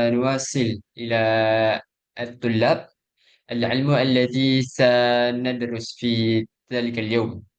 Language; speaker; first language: Arabic; non-native, learner; Malay